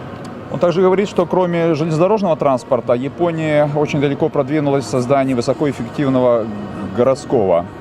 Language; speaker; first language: Russian; native; Russian